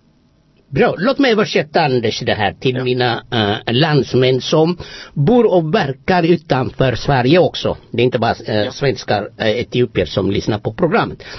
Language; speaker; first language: Swedish; non-native, fluent; Amharic